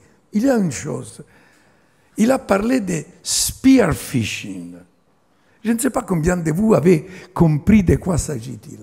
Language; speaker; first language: French; non-native, fluent; Italian